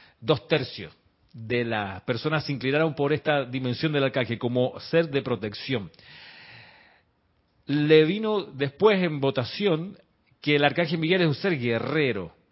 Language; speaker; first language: Spanish; native; Spanish